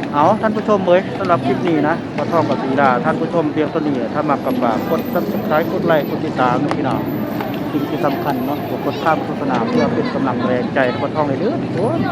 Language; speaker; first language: Thai; native; Thai